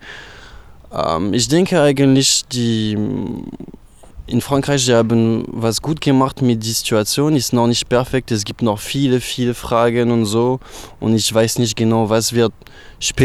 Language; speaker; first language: German; non-native, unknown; French